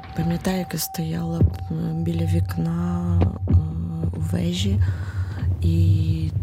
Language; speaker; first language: Ukrainian; non-native, local second language; Russian